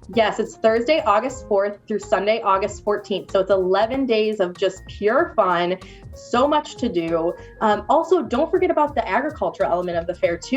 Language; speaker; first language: English; native; English